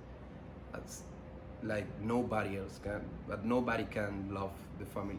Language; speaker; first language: English; non-native, learner; Spanish